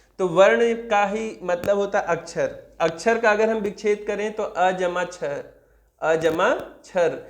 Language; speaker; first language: Hindi; native; Hindi